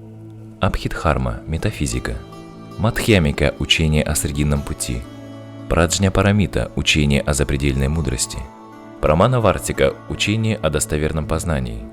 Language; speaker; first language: Russian; native; Russian